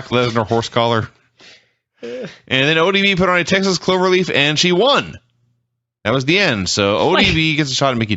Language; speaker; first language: English; native; English